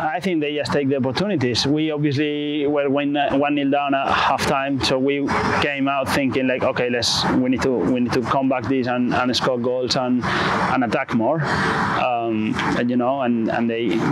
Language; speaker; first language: English; non-native, fluent; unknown